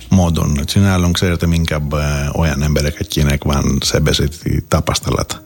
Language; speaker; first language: Hungarian; non-native, fluent; Greek